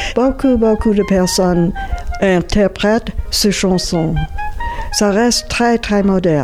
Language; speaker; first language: French; non-native, fluent; English